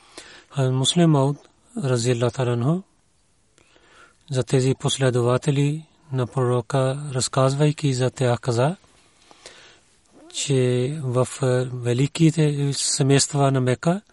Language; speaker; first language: Bulgarian; non-native, learner; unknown